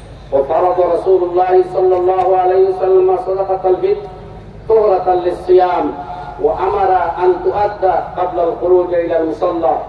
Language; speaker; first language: Arabic; non-native, fluent; Bangla